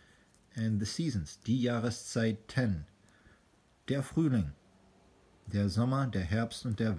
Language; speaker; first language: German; non-native, fluent; English